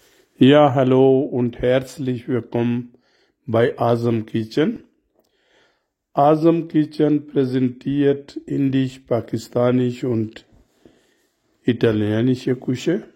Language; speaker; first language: German; non-native, learner; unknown